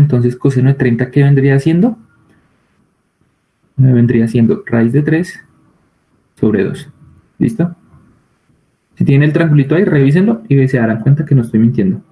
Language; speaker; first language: Spanish; native; Spanish